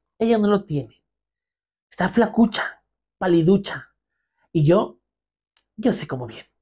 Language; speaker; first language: Spanish; native; Spanish